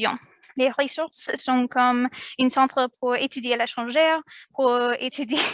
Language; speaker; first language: French; non-native, learner; English